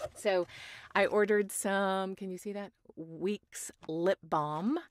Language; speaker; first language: English; native; English